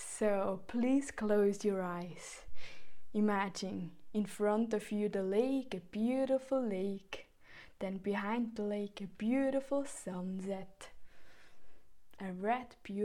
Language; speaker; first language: English; non-native, fluent; Swiss German